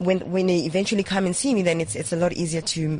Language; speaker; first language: English; non-native, local second language; Zulu